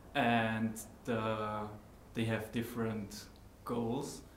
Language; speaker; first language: English; non-native, fluent; German